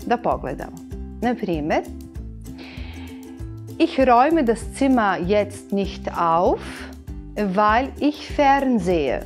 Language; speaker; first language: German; non-native, fluent; Bosnian